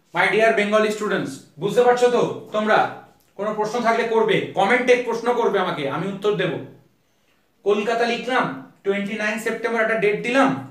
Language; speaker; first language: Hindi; non-native, local second language; Bangla